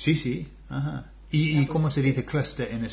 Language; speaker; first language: Spanish; non-native, fluent; English